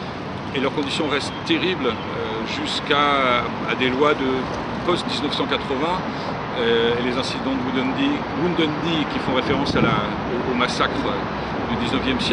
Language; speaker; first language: French; native; French